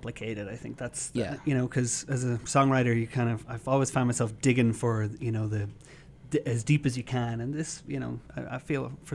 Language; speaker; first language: English; native; English